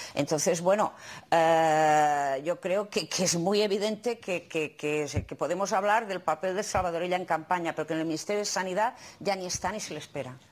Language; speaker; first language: Spanish; native; Spanish